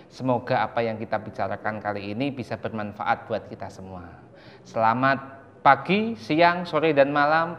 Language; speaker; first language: Indonesian; native; Indonesian